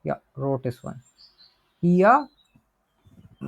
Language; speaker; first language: German; non-native, learner; Bangla